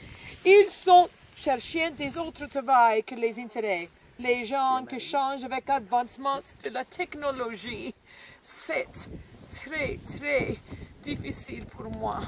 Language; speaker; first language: French; non-native, learner; English